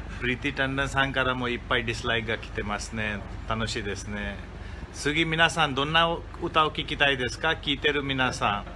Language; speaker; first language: Japanese; non-native, fluent; Hindi